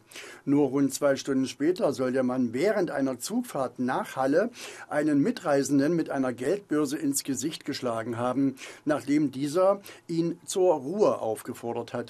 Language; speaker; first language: German; native; German